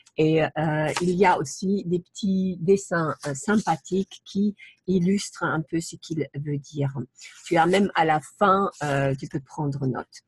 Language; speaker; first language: French; non-native, fluent; German